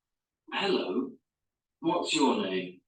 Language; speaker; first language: English; non-native, learner; Spanish